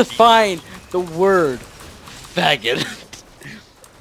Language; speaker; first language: English; native; English